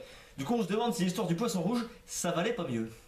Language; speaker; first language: French; native; French